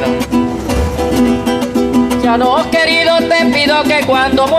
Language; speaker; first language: Spanish; native; Spanish